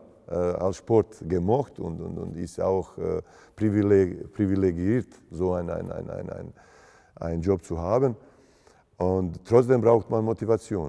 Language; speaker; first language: German; non-native, fluent; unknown